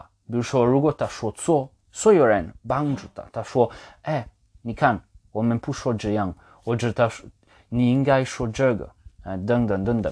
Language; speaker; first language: Chinese; non-native, fluent; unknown